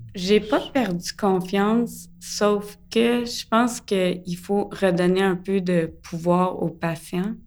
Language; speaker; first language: French; early bilingual, other home language; English